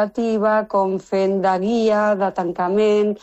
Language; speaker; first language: Catalan; non-native, local second language; Spanish